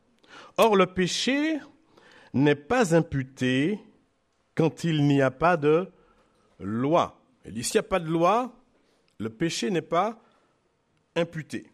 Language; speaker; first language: French; native; French